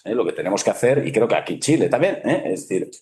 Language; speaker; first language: Spanish; native; Spanish